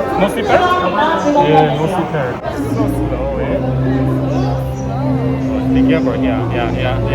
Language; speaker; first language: English; non-native, learner; Korean